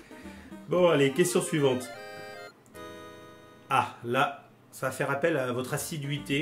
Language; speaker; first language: French; native; French